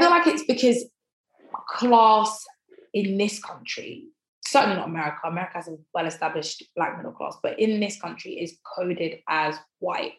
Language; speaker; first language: English; native; English